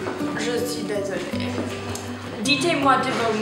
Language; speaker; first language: French; non-native, learner; English